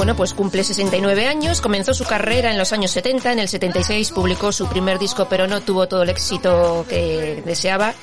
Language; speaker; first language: Spanish; native; Spanish